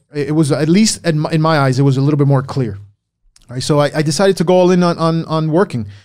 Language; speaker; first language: English; early bilingual, other home language; Spanish